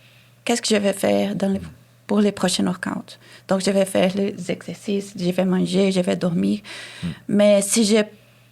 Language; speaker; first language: French; non-native, fluent; Portuguese